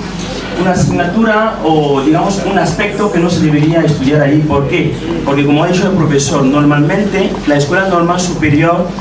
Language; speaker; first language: Spanish; non-native, fluent; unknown